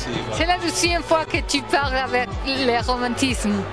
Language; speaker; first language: French; non-native, learner; Spanish